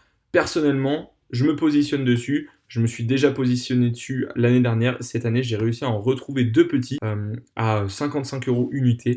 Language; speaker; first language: French; native; French